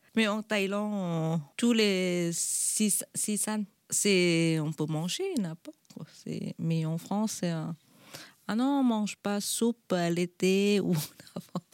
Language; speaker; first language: French; non-native, learner; Thai